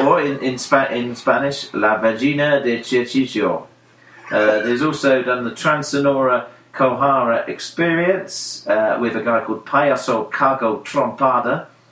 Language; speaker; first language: English; native; English